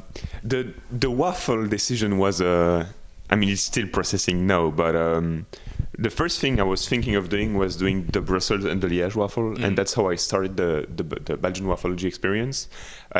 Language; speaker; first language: English; non-native, fluent; French